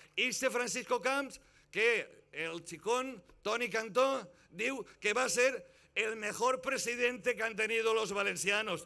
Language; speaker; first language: Spanish; non-native, local second language; Catalan